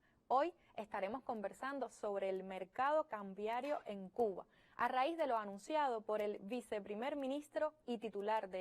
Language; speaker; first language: Spanish; native; Spanish